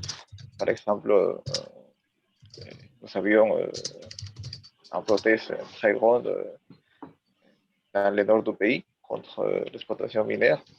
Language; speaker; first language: French; non-native, learner; Spanish